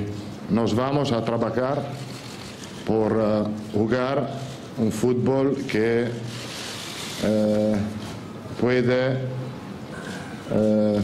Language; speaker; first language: Spanish; non-native, learner; Italian